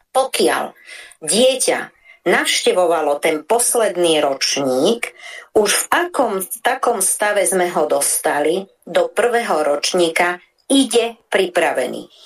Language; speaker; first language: Slovak; native; Slovak